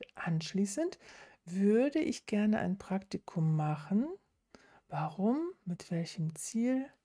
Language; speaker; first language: German; native; German